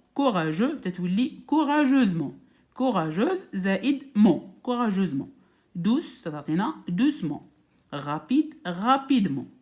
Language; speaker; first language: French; non-native, local second language; Arabic